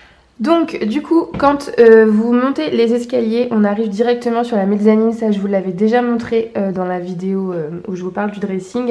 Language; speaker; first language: French; native; French